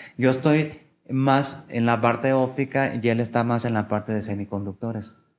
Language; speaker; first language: Spanish; native; Spanish